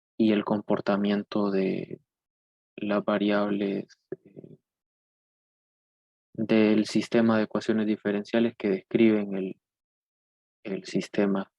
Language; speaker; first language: Spanish; native; Spanish